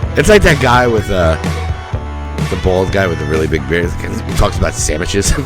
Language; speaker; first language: English; native; English